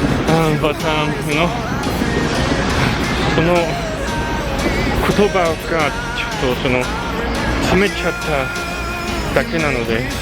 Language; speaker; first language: Japanese; non-native, learner; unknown